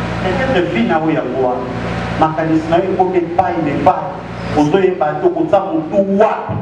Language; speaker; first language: French; non-native, local second language; Lingala